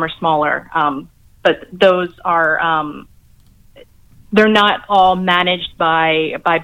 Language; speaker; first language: English; native; English